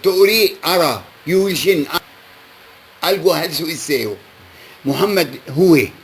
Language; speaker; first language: Korean; non-native, local second language; Arabic